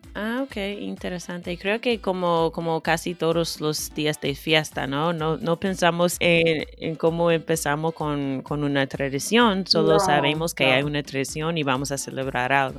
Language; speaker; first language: Spanish; non-native, fluent; English